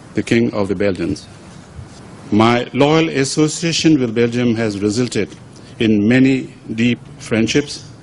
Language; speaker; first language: English; non-native, local second language; Urdu